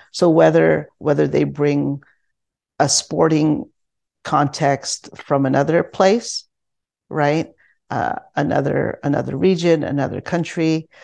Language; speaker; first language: English; non-native, local second language; Filipino